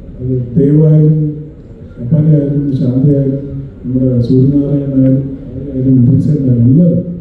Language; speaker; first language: Malayalam; native; Malayalam